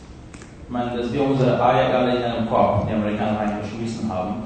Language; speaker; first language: German; non-native, fluent; Kurdish